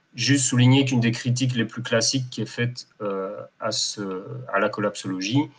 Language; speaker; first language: French; native; French